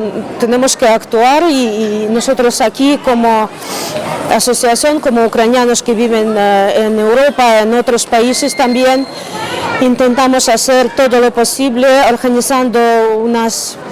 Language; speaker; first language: Spanish; non-native, fluent; Ukrainian